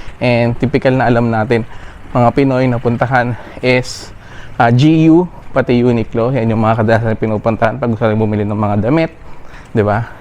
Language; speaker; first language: Filipino; native; Filipino